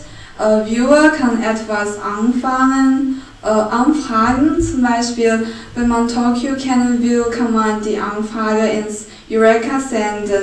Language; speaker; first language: German; non-native, learner; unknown